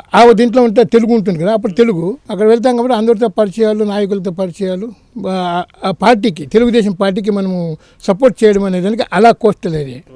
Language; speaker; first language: Telugu; native; Telugu